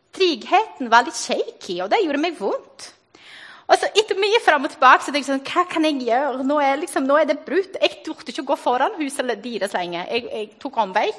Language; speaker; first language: Norwegian; non-native, fluent; Portuguese